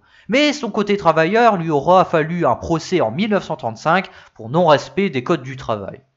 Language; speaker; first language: French; native; French